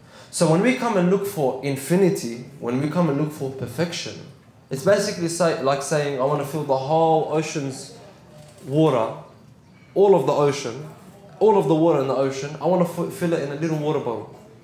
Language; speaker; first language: English; native; English